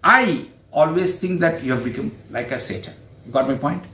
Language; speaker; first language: English; non-native, local second language; Tamil